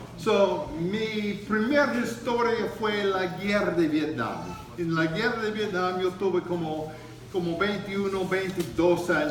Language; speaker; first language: Spanish; non-native, learner; English